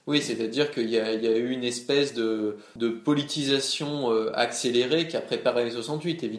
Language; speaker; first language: French; native; French